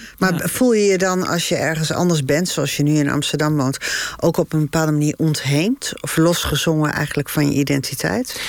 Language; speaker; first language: Dutch; native; Dutch